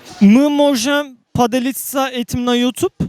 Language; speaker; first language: Russian; non-native, learner; Turkish